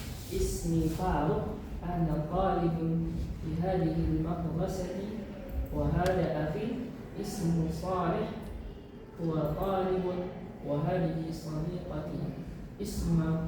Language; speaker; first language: Arabic; non-native, learner; Indonesian